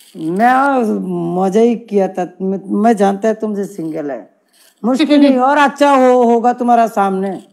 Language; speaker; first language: Hindi; non-native, learner; Bangla